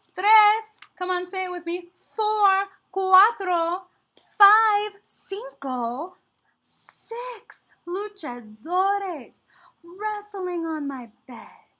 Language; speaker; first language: English; native; English